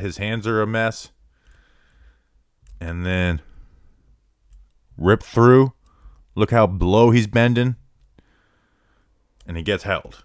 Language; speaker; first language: English; native; English